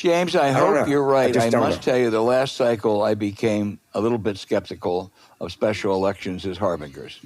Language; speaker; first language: English; native; English